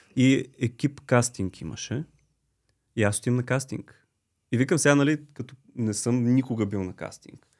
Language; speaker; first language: Bulgarian; native; Bulgarian